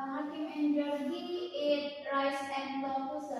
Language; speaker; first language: English; non-native, learner; Indonesian